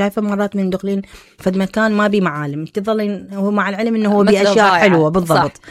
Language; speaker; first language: Arabic; native; Arabic